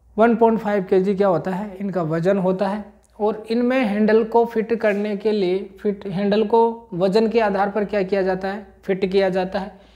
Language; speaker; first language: Hindi; native; Hindi